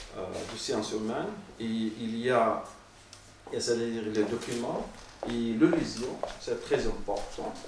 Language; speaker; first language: French; non-native, learner; Arabic